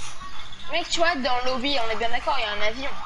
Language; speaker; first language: French; native; French